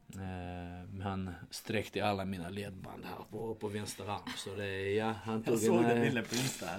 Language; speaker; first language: Swedish; non-native, fluent; Russian